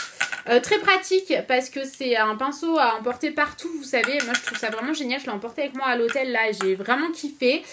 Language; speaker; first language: French; native; French